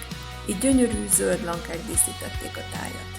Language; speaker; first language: Hungarian; native; Hungarian